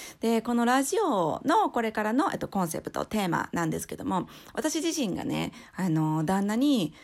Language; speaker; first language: Japanese; native; Japanese